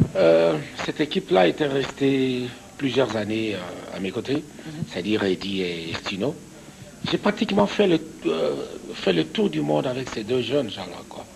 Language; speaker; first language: French; non-native, local second language; Lingala